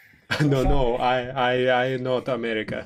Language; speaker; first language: English; non-native, learner; Russian